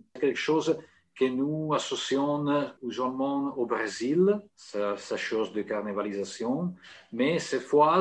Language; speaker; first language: French; non-native, fluent; Italian